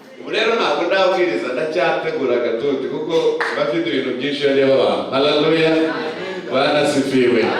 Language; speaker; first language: Kinyarwanda; early bilingual, heritage; Kinyarwanda